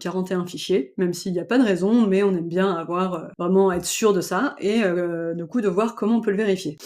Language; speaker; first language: French; native; French